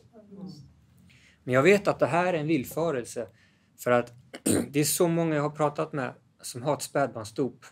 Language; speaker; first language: Swedish; native; Swedish